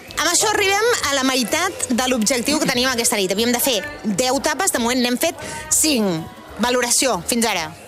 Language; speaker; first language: Catalan; native; Catalan